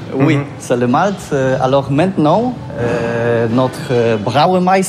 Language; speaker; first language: French; non-native, learner; Polish